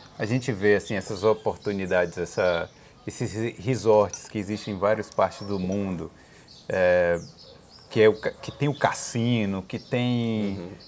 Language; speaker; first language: Portuguese; native; Portuguese